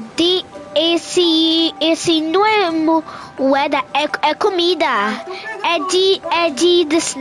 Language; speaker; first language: Portuguese; early bilingual, heritage; Portuguese